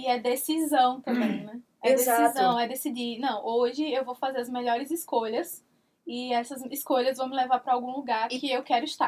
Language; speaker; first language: Portuguese; native; Portuguese